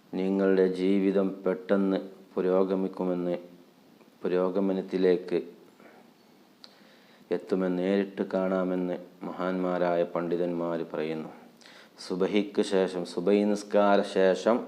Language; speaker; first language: Malayalam; native; Malayalam